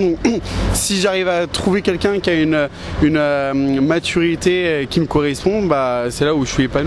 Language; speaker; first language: French; native; French